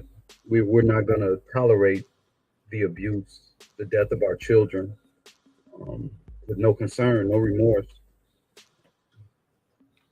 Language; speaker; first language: English; native; English